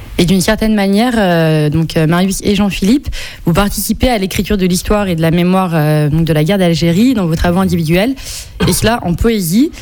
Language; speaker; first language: French; native; French